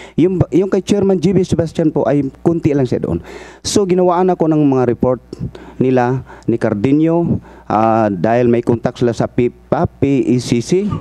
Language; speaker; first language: Filipino; non-native, local second language; Cebuano